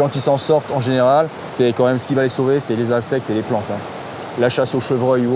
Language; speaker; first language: French; native; French